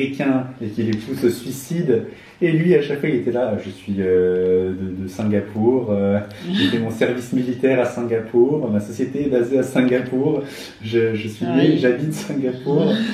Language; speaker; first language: French; native; French